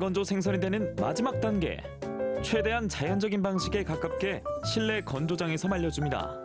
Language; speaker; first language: Korean; native; Korean